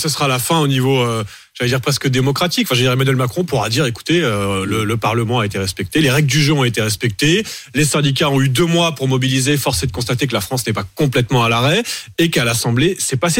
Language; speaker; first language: French; native; French